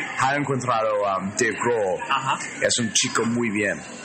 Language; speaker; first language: Spanish; non-native, learner; English